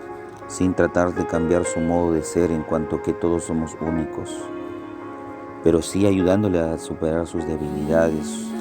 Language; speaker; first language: Spanish; native; Spanish